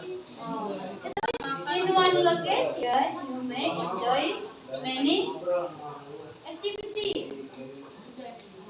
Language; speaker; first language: English; non-native, learner; Indonesian